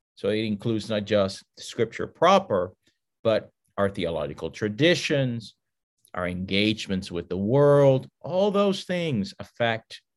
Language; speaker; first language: English; early bilingual, other home language; Spanish